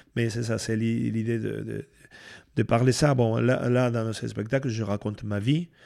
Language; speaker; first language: French; non-native, fluent; Spanish